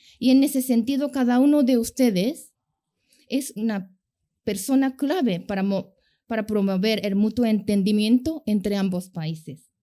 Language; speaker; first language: Spanish; non-native, fluent; Japanese